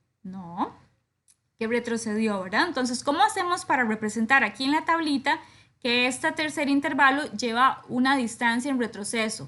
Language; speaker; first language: Spanish; native; Spanish